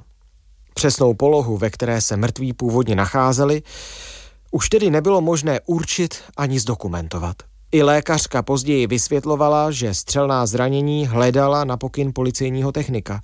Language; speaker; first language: Czech; native; Czech